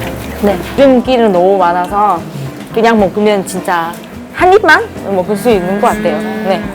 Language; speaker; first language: Korean; non-native, fluent; Vietnamese